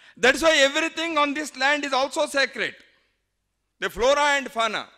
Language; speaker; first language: English; non-native, local second language; Kannada